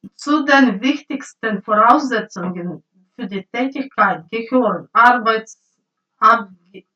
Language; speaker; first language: German; non-native, learner; Ukrainian